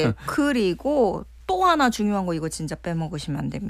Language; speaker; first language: Korean; native; Korean